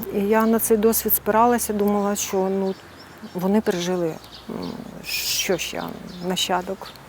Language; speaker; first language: Ukrainian; non-native, local second language; Russian